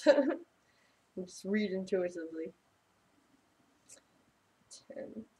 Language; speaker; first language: English; native; English